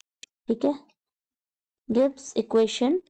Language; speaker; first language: Hindi; native; Hindi